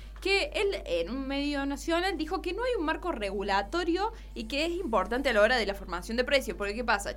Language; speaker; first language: Spanish; native; Spanish